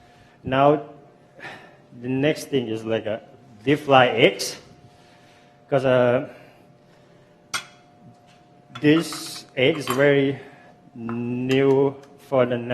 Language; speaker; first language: English; non-native, fluent; Thai